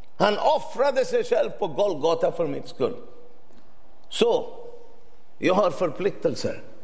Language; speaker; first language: Swedish; non-native, fluent; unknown